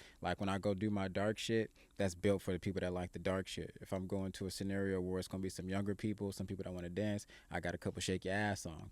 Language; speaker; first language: English; native; English